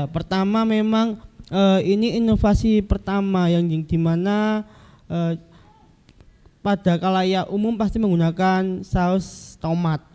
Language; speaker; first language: Indonesian; native; Indonesian